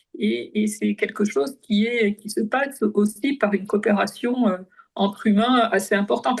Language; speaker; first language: French; native; French